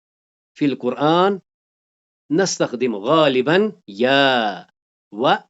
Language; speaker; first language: Arabic; non-native, fluent; Urdu